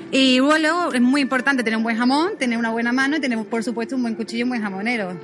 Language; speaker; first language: Spanish; native; Spanish